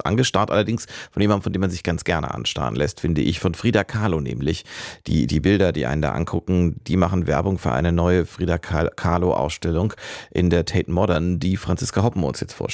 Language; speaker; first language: German; native; German